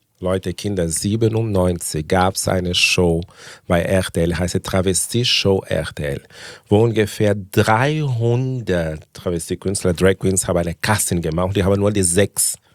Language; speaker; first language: German; non-native, fluent; Portuguese